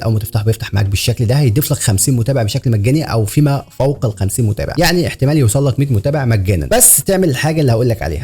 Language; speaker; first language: Arabic; native; Arabic